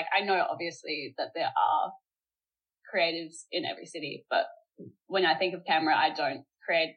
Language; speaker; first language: English; native; English